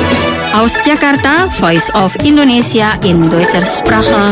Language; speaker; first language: German; non-native, fluent; Indonesian